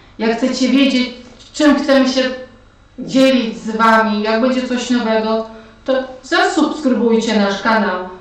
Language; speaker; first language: Polish; native; Polish